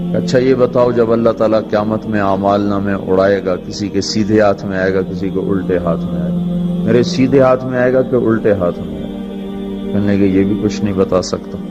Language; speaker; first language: Urdu; non-native, local second language; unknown